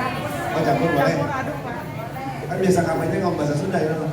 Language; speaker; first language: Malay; non-native, local second language; Sundanese